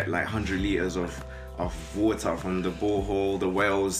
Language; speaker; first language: English; non-native, local second language; Shona